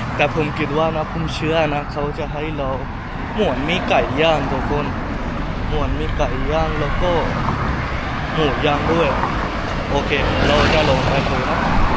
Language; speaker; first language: Thai; non-native, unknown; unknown